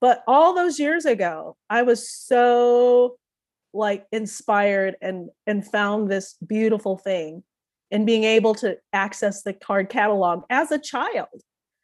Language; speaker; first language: English; native; English